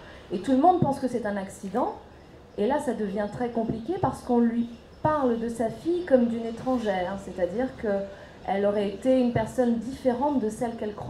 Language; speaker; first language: French; native; French